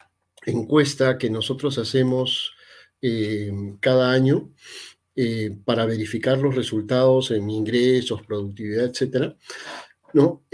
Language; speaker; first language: Spanish; native; Spanish